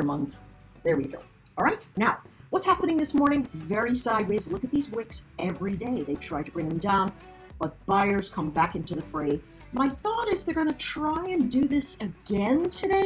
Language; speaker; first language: English; native; English